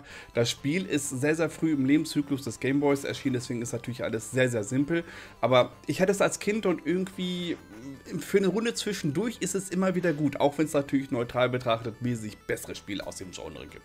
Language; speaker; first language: German; native; German